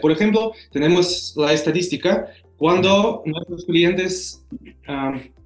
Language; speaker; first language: Spanish; non-native, learner; Russian